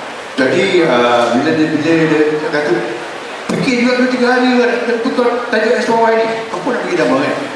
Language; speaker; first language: Malay; native; Malay